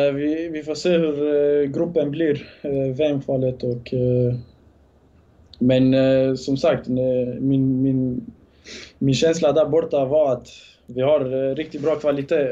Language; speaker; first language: Swedish; early bilingual, other home language; Bosnian